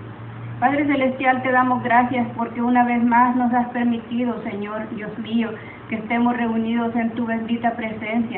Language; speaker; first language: Spanish; native; Spanish